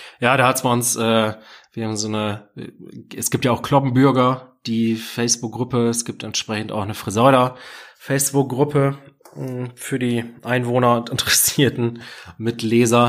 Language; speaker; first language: German; native; German